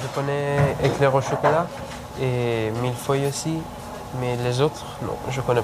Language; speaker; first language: French; non-native, learner; Persian